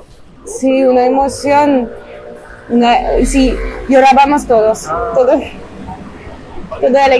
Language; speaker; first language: Spanish; non-native, fluent; French